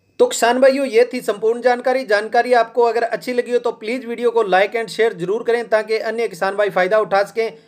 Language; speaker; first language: Hindi; native; Hindi